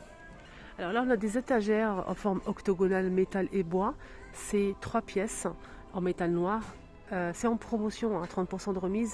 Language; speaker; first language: French; native; French